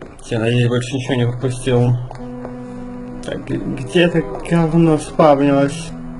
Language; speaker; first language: Russian; native; Russian